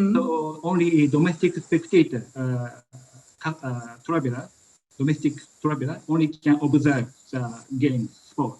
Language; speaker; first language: English; non-native, learner; Japanese